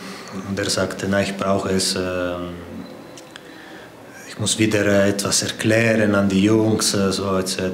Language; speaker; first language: German; non-native, fluent; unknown